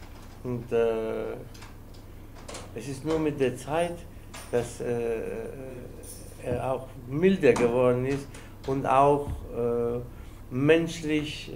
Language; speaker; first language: German; non-native, fluent; Spanish